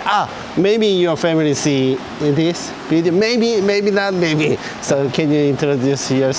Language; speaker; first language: English; non-native, learner; Korean